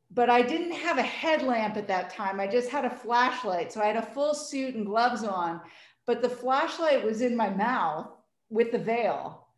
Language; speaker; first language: English; native; English